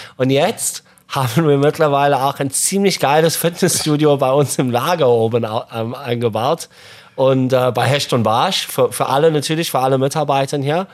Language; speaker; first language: German; non-native, fluent; English